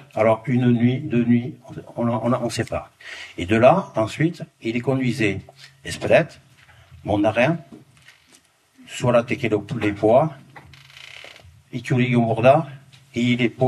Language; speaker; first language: French; native; French